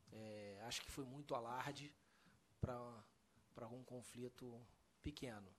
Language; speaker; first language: Portuguese; native; Portuguese